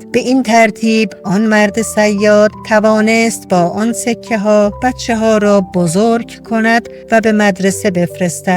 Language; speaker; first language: Persian; native; Persian